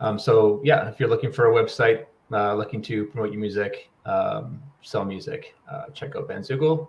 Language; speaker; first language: English; native; English